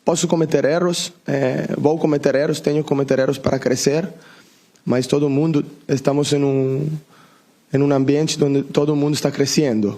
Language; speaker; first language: Portuguese; non-native, learner; Italian